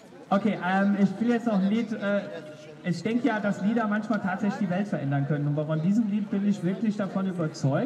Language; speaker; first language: German; native; German